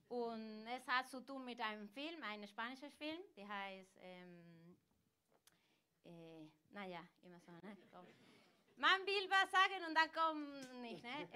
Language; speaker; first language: German; non-native, fluent; Galician